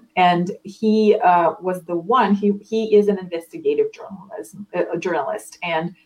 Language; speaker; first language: English; non-native, fluent; Ukrainian